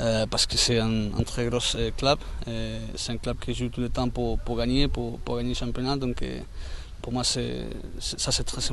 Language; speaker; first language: French; non-native, learner; Spanish